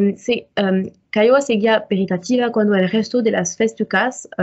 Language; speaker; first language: Spanish; non-native, fluent; French